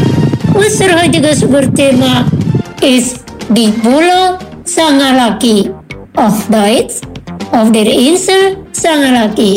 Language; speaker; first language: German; non-native, learner; Indonesian